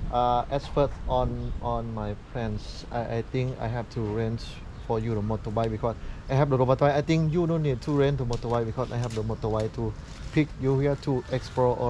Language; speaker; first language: English; non-native, learner; Lao